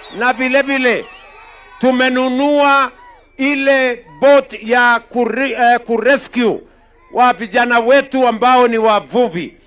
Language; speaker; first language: Swahili; non-native, local second language; Kalenjin